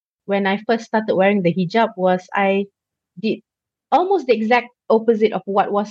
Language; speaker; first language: English; non-native, local second language; Malay